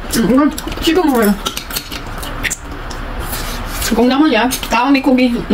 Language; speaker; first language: Korean; non-native, learner; Filipino